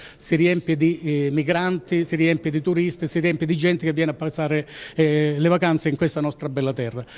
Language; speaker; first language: Italian; native; Italian